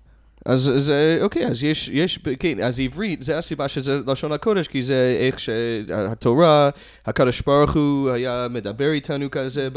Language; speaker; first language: Hebrew; non-native, fluent; English